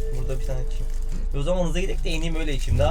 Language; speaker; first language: Turkish; native; Turkish